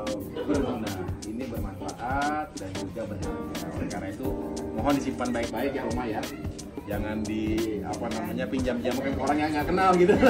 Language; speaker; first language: Indonesian; native; Indonesian